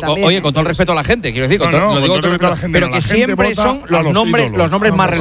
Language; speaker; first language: Spanish; native; Spanish